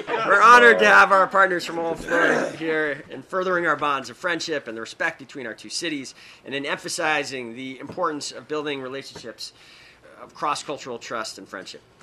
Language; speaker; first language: English; native; English